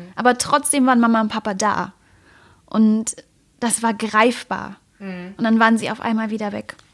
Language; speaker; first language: German; native; German